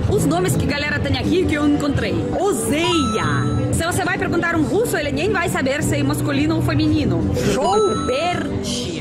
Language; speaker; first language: Portuguese; non-native, fluent; Russian